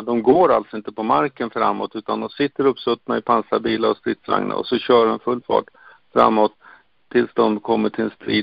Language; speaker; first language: Swedish; native; Swedish